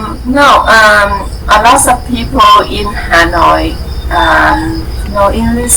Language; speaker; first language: English; non-native, learner; Vietnamese